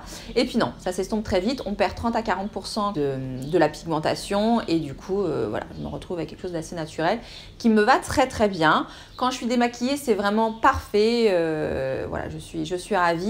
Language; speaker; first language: French; native; French